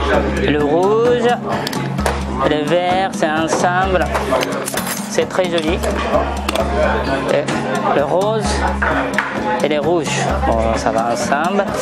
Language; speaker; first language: French; non-native, fluent; Japanese